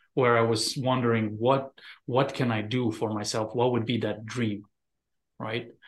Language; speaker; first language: English; non-native, fluent; Romanian